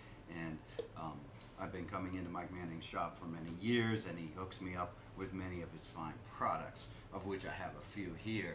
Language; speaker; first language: English; native; English